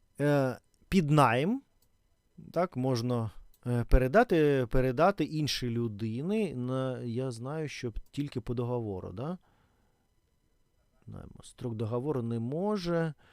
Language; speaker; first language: Ukrainian; non-native, learner; Russian